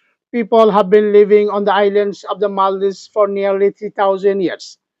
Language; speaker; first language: English; non-native, local second language; Bangla